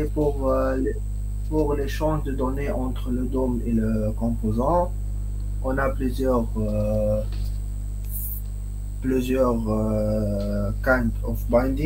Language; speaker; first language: French; non-native, local second language; Arabic